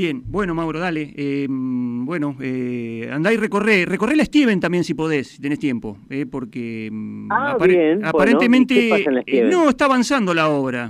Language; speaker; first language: Spanish; native; Spanish